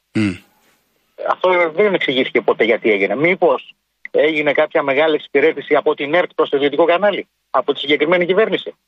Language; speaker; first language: Greek; native; Greek